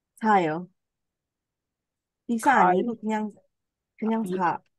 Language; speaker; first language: Korean; non-native, learner; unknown